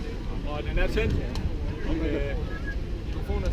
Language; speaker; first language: Danish; native; Danish